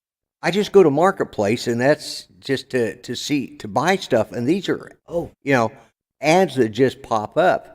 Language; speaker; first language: English; native; English